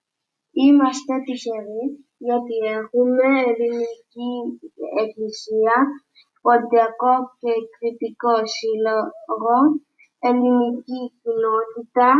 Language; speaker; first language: Greek; early bilingual, heritage; Greek